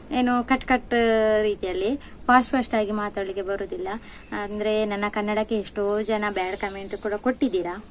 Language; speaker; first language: Kannada; non-native, local second language; Tulu